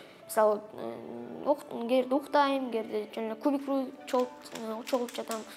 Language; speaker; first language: Kyrgyz; non-native, local second language; Russian